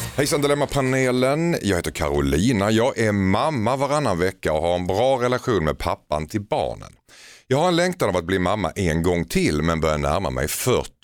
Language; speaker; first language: Swedish; native; Swedish